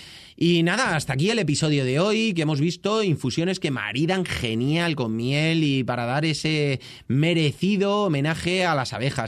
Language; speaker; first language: Spanish; native; Spanish